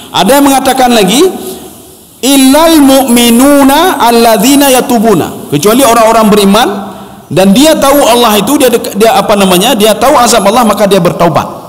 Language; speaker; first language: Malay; non-native, local second language; Achinese